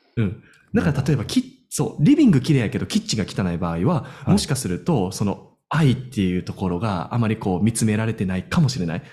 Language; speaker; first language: Japanese; native; Japanese